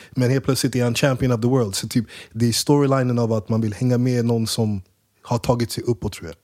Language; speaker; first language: Swedish; early bilingual, other home language; English